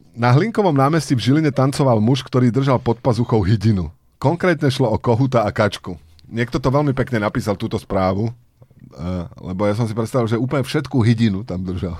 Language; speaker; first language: Slovak; native; Slovak